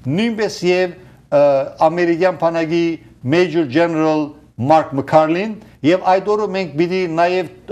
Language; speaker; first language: Armenian; early bilingual, heritage; Armenian